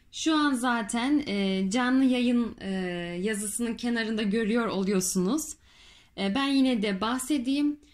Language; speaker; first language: Turkish; native; Turkish